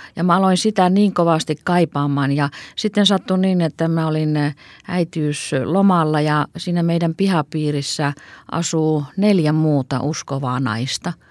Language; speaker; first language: Finnish; native; Finnish